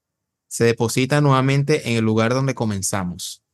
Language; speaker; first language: Spanish; native; Spanish